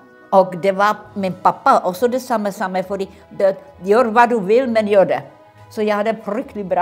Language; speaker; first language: Norwegian; non-native, fluent; Czech